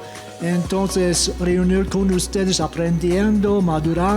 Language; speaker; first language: Spanish; non-native, fluent; English